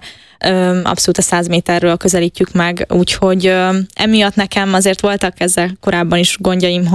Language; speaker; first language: Hungarian; native; Hungarian